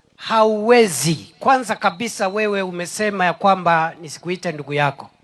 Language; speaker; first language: Swahili; non-native, local second language; Meru